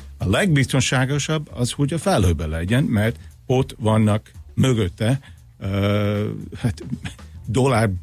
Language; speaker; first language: Hungarian; non-native, fluent; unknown